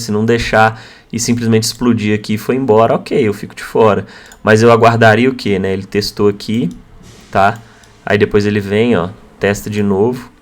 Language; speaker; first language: Portuguese; native; Portuguese